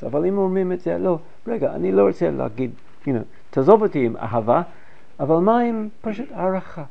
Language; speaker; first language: Hebrew; non-native, fluent; English